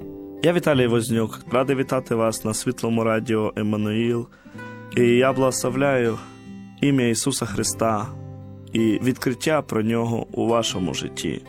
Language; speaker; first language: Ukrainian; native; Ukrainian